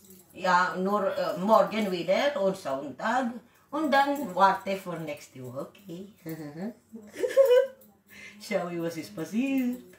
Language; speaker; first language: German; non-native, learner; Waray